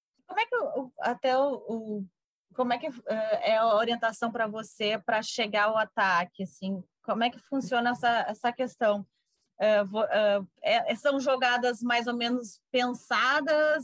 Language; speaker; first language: Portuguese; native; Portuguese